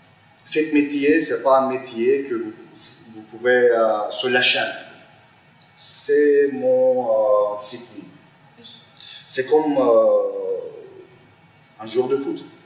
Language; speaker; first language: French; non-native, fluent; Turkish